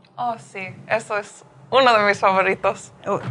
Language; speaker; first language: Spanish; early bilingual, heritage; Spanish